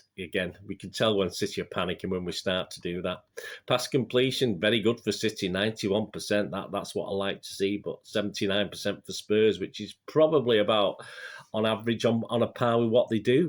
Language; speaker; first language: English; native; English